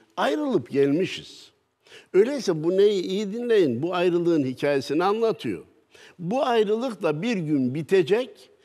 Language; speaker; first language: Turkish; native; Turkish